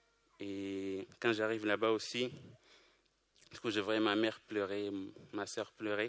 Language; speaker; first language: French; non-native, local second language; Kinyarwanda